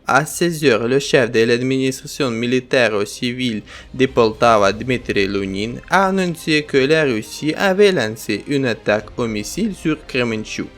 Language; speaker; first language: French; non-native, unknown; Ukrainian